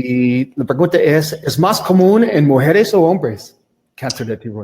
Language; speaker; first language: Spanish; non-native, learner; English